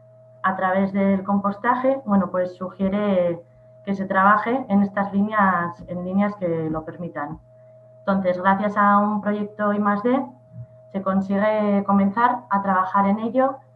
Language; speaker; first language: Spanish; native; Spanish